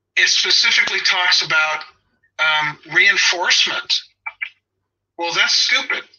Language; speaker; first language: English; native; English